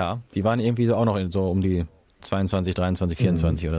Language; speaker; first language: German; native; German